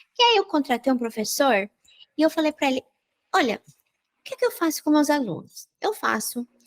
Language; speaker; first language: Portuguese; non-native, fluent; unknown